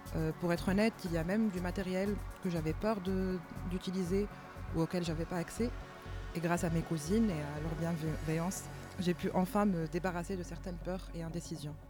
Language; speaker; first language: French; non-native, local second language; Arabic